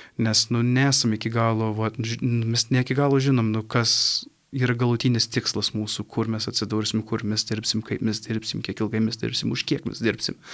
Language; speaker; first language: Lithuanian; early bilingual, heritage; Lithuanian